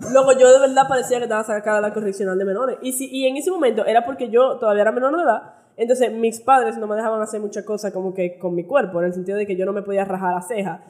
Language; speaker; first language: Spanish; early bilingual, heritage; Spanish